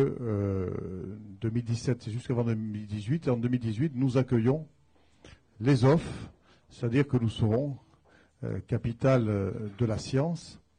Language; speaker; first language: French; native; French